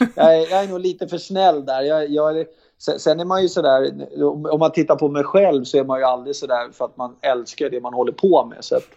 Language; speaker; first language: Swedish; native; Swedish